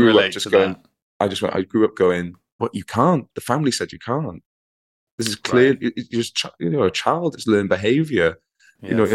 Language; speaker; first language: English; native; English